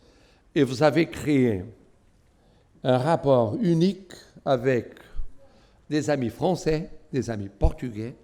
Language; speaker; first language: French; non-native, fluent; Portuguese